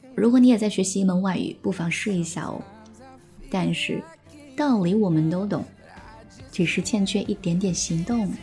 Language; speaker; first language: Chinese; native; Chinese